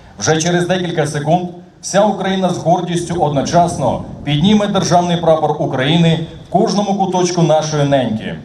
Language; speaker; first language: Ukrainian; native; Ukrainian